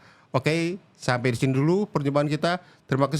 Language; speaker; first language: Indonesian; native; Indonesian